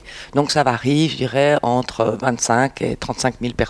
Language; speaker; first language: French; native; French